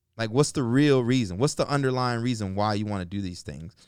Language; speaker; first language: English; native; English